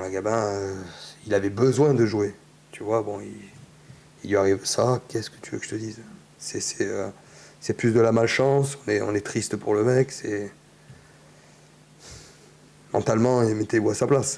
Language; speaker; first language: French; native; French